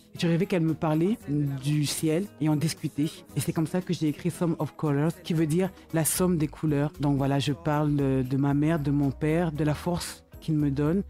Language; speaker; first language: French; early bilingual, other home language; Lingala